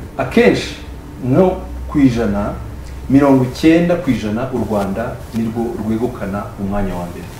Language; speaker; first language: Kinyarwanda; early bilingual, heritage; Kinyarwanda